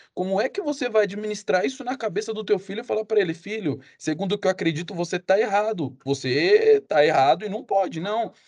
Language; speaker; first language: Portuguese; native; Portuguese